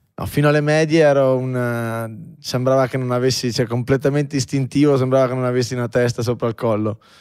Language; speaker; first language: Italian; native; Italian